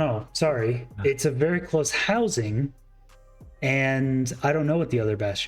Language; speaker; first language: English; native; English